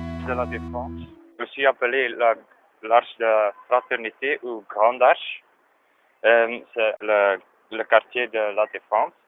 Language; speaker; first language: French; non-native, learner; Dutch